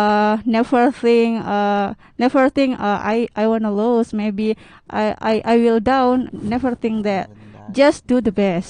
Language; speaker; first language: English; non-native, learner; Indonesian